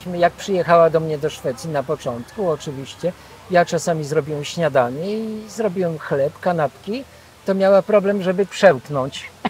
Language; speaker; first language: Polish; native; Polish